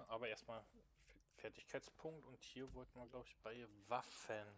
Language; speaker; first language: German; native; German